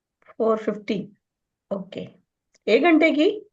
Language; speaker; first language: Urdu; non-native, local second language; Marathi